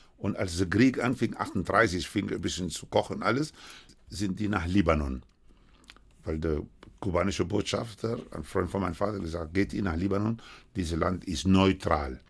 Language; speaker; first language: German; non-native, fluent; Spanish